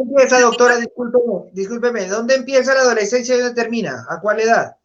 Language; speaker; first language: Spanish; native; Spanish